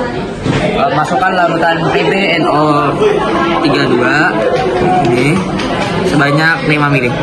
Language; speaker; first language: Indonesian; native; Indonesian